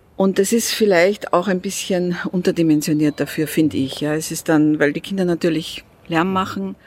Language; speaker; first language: German; early bilingual, other home language; Russian